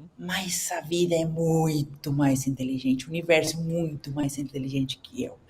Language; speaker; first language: Portuguese; non-native, fluent; Spanish